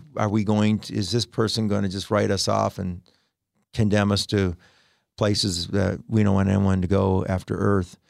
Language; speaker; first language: English; native; English